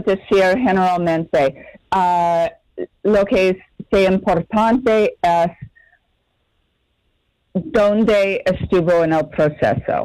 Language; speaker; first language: Spanish; non-native, fluent; English